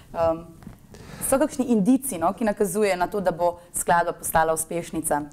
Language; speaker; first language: Slovenian; native; Slovenian